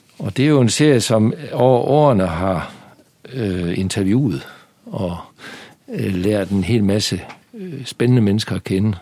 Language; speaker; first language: Danish; native; Danish